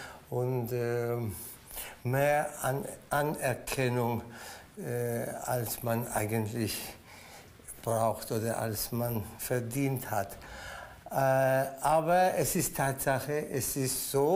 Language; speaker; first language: German; non-native, fluent; Spanish